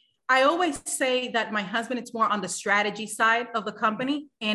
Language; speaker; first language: English; non-native, fluent; Spanish